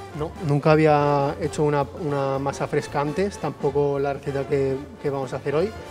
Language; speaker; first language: Spanish; native; Spanish